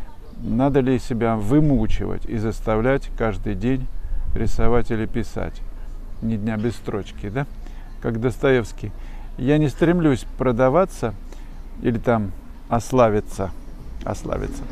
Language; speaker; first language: Russian; native; Russian